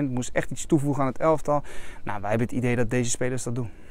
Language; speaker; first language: Dutch; native; Dutch